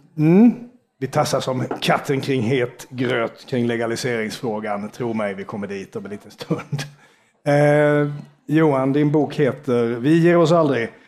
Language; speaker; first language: Swedish; native; Swedish